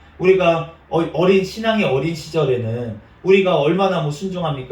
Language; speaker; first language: Korean; native; Korean